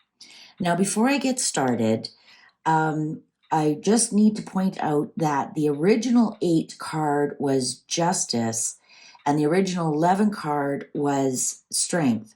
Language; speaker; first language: English; native; English